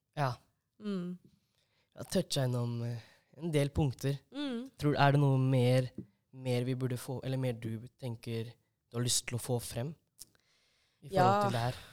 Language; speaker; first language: Norwegian; native; Norwegian